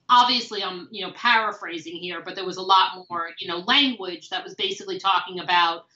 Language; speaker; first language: English; native; English